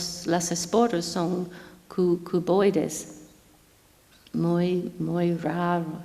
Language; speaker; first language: Spanish; non-native, fluent; English